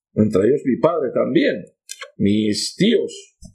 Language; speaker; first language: Spanish; non-native, fluent; Arabic